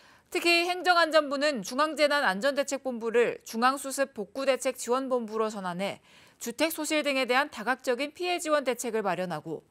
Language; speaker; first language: Korean; native; Korean